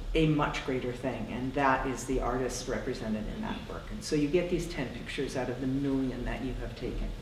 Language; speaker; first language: English; native; English